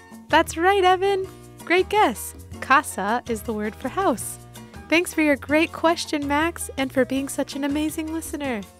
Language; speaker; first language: English; native; English